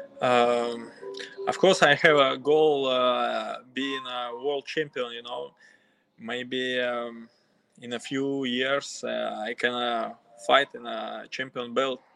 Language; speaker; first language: English; non-native, learner; Russian